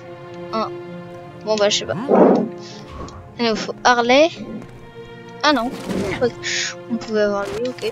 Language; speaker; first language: French; native; French